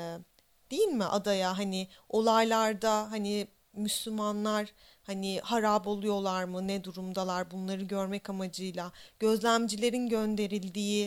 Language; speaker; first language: Turkish; native; Turkish